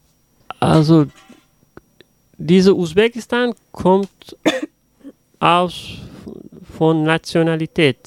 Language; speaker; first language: German; non-native, learner; Uzbek